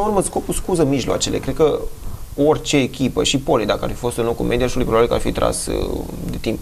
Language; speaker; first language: Romanian; native; Romanian